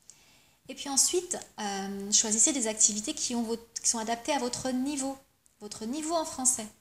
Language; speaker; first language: French; native; French